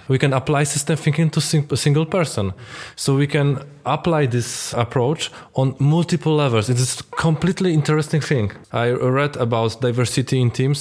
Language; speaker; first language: English; non-native, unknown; Polish